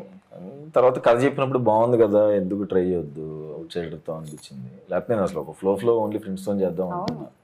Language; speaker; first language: Telugu; native; Telugu